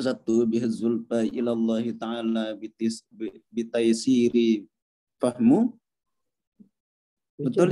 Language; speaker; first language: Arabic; non-native, learner; Malay